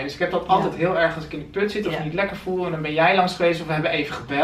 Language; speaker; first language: Dutch; native; Dutch